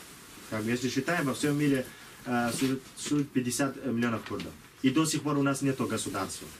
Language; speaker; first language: Russian; non-native, learner; Kurdish